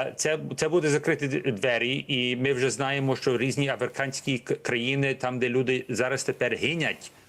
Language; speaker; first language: Ukrainian; early bilingual, heritage; Ukrainian